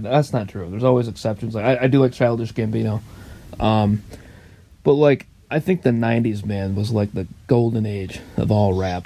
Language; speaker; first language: English; native; English